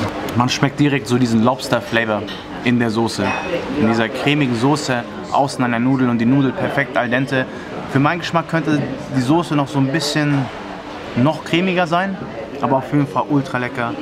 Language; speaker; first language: German; native; German